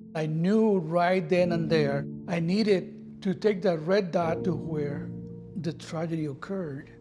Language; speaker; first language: English; non-native, fluent; Spanish